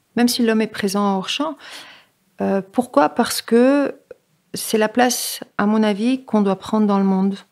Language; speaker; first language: French; native; French